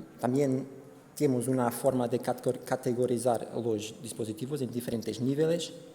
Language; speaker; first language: Spanish; non-native, fluent; Portuguese